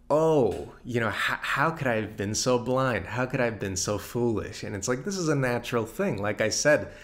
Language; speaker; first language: English; native; English